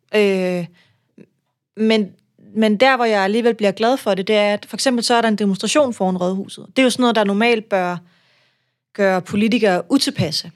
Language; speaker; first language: Danish; native; Danish